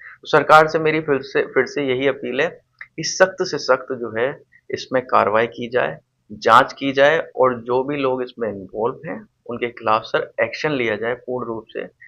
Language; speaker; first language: Hindi; native; Hindi